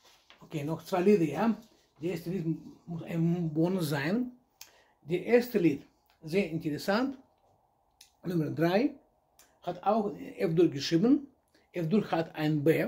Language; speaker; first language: German; non-native, learner; Russian